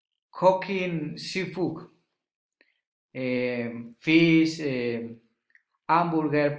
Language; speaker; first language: English; non-native, learner; Spanish